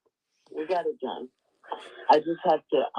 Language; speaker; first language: English; native; English